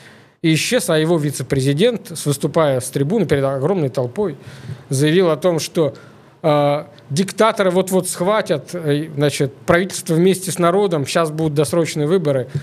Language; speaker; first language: Russian; native; Russian